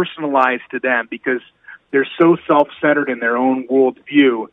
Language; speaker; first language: English; native; English